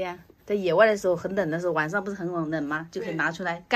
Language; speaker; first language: Chinese; native; Chinese